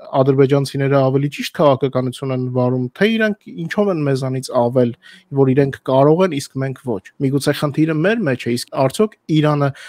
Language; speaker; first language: Armenian; native; Armenian